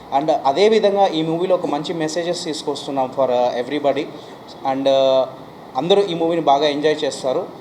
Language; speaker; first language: Telugu; native; Telugu